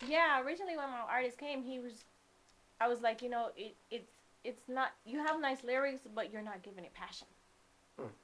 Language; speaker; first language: English; native; English